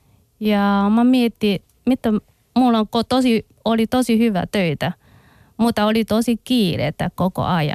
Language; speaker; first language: Finnish; non-native, learner; Chinese